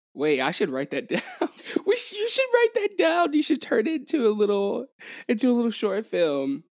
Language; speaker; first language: English; native; English